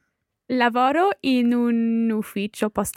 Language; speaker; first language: Italian; non-native, learner; English